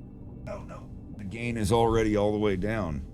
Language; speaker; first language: English; native; English